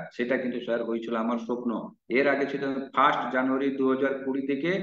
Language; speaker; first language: Bangla; non-native, local second language; Odia